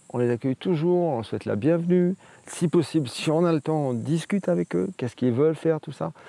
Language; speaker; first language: French; native; French